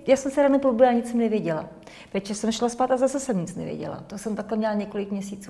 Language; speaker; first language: Czech; native; Czech